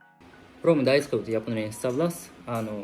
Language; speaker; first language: Georgian; non-native, fluent; Japanese